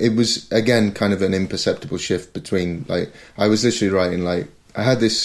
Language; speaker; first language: English; native; English